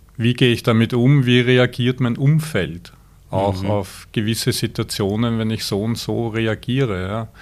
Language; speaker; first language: German; native; German